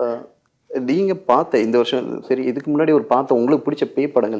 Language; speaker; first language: Tamil; native; Tamil